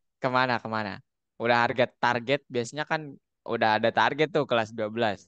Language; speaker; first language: Indonesian; native; Indonesian